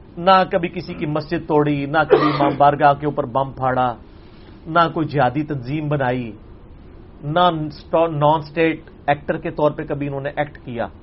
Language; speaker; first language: Urdu; native; Urdu